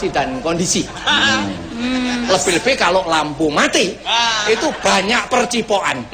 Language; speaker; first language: Indonesian; non-native, local second language; Javanese